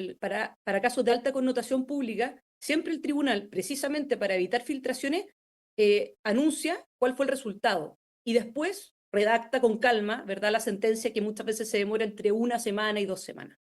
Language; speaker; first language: Spanish; native; Spanish